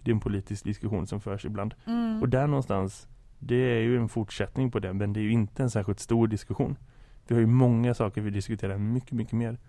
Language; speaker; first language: Swedish; native; Swedish